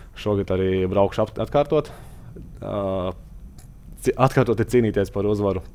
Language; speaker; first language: Latvian; native; Latvian